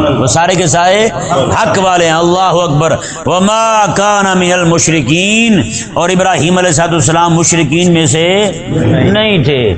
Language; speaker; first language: Urdu; non-native, local second language; Punjabi